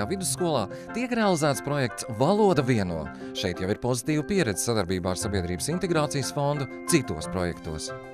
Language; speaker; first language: Latvian; native; Latvian